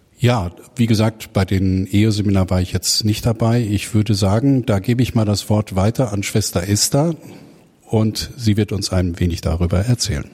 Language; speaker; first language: German; native; German